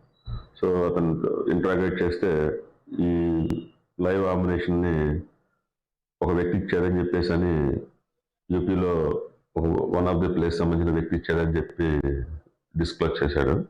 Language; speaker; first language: Telugu; native; Telugu